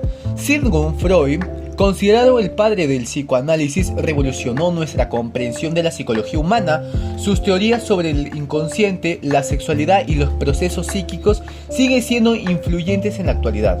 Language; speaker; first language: Spanish; native; Spanish